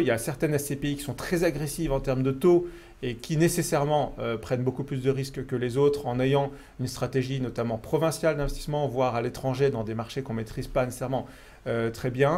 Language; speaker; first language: French; native; French